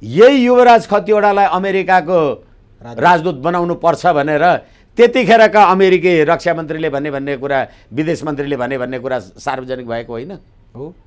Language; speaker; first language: Nepali; native; Nepali